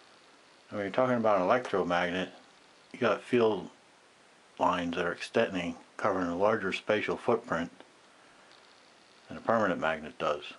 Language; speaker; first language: English; native; English